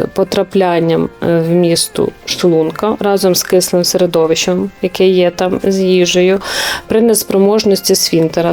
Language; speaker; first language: Ukrainian; native; Ukrainian